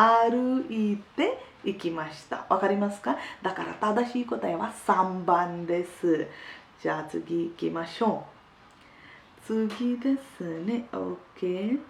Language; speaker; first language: Japanese; non-native, fluent; Hindi